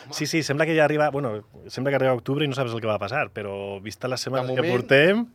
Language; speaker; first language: Catalan; non-native, local second language; Spanish